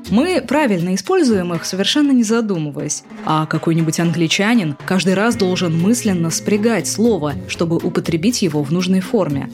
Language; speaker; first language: Russian; native; Russian